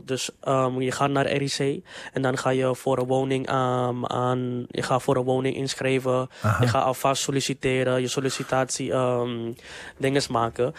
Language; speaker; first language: Dutch; non-native, local second language; English